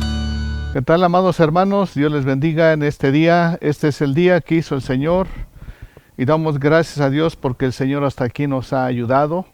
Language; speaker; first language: Spanish; native; Spanish